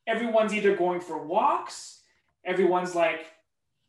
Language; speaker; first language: English; native; English